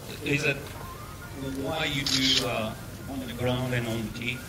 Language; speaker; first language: English; non-native, learner; Japanese